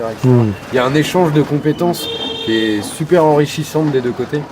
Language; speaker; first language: French; native; French